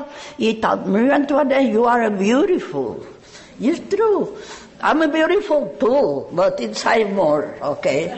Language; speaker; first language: English; non-native, learner; Catalan